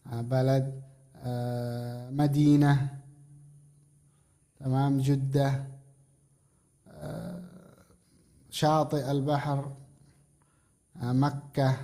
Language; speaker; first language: Arabic; non-native, fluent; Indonesian